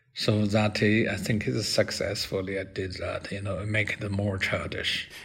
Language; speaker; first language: English; non-native, fluent; Chinese